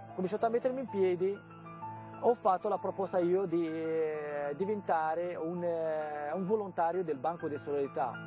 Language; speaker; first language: Italian; non-native, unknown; Arabic